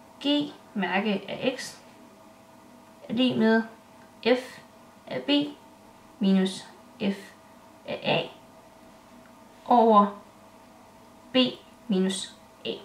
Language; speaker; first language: Danish; native; Danish